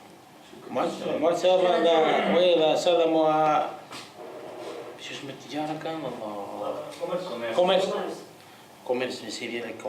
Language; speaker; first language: French; non-native, learner; Arabic